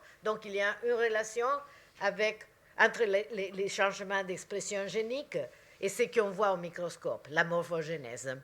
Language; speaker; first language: French; non-native, fluent; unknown